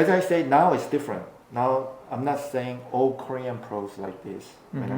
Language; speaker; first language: English; non-native, fluent; Korean